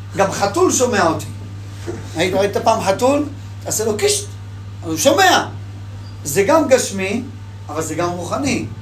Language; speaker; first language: Hebrew; native; Hebrew